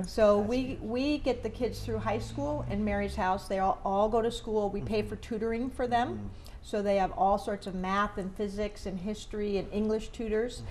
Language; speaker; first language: English; native; English